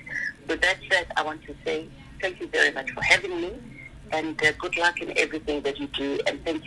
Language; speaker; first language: English; non-native, local second language; Zulu